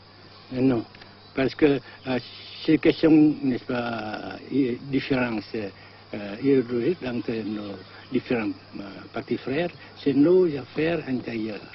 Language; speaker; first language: French; non-native, fluent; Vietnamese